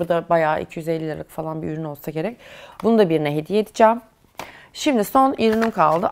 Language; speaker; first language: Turkish; native; Turkish